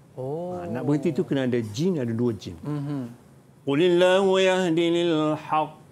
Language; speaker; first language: Malay; native; Malay